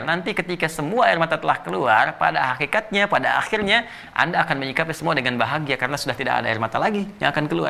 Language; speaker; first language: Indonesian; native; Indonesian